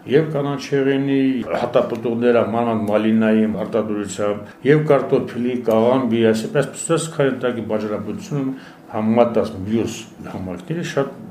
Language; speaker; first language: Armenian; native; Armenian